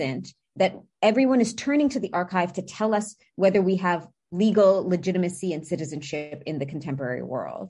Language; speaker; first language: English; native; English